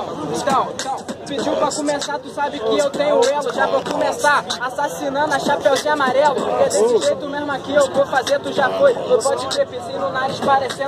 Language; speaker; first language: Portuguese; native; Portuguese